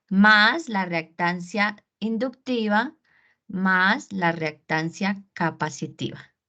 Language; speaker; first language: Spanish; native; Spanish